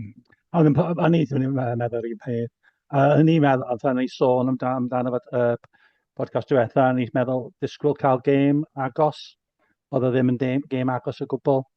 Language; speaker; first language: Welsh; native; Welsh